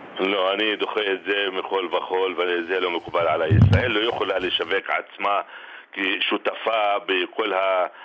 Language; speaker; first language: Hebrew; non-native, local second language; Arabic